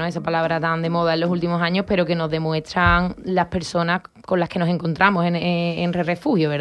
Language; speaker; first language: Spanish; native; Spanish